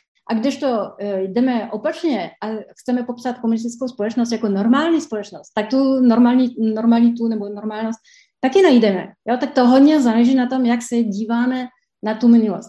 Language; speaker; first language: Czech; non-native, fluent; French